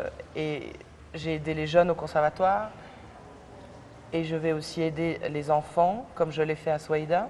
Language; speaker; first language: French; early bilingual, other home language; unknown